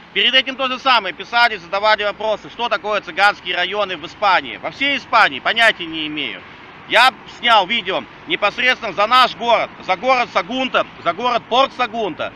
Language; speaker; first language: Russian; native; Russian